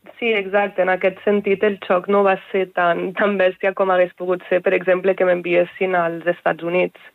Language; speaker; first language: Catalan; native; Catalan